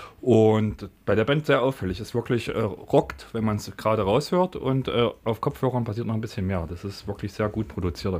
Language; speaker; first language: German; native; German